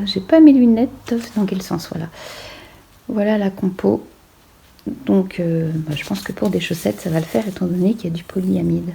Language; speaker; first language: French; native; French